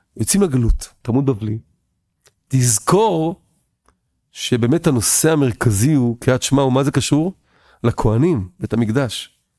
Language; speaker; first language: Hebrew; native; Hebrew